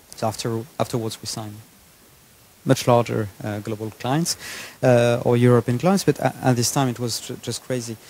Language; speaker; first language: English; non-native, fluent; French